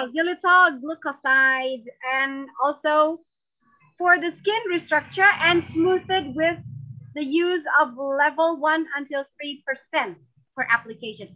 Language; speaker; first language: English; non-native, fluent; Indonesian